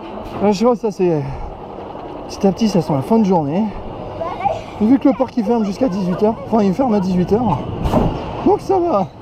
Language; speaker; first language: French; native; French